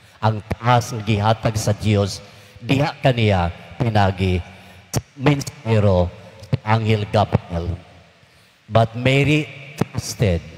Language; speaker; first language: Cebuano; native; Cebuano